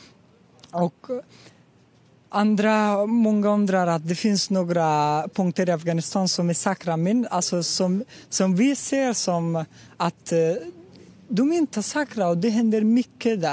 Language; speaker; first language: Swedish; non-native, learner; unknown